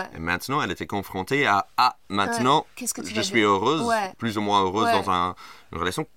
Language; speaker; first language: French; non-native, fluent; English